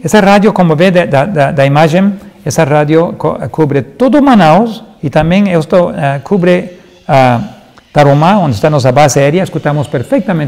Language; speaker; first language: Portuguese; non-native, fluent; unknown